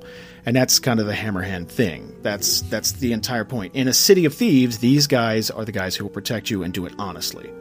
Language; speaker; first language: English; native; English